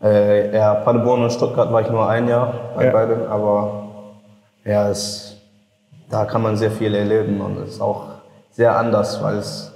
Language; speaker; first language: German; early bilingual, heritage; English